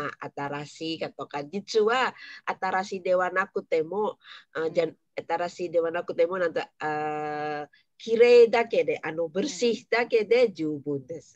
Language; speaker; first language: Japanese; non-native, learner; Indonesian